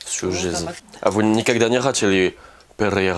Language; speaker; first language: Russian; non-native, learner; French